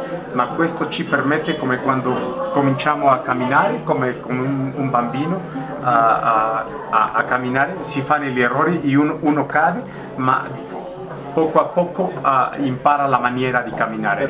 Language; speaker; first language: Italian; non-native, fluent; Spanish